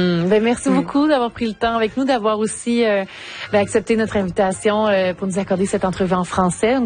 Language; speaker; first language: French; native; French